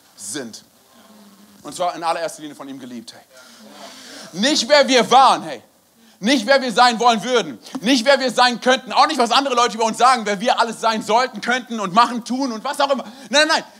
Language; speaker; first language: German; native; German